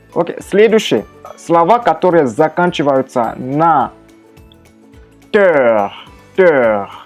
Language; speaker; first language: Russian; non-native, fluent; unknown